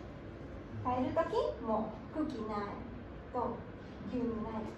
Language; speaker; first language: Japanese; non-native, learner; Spanish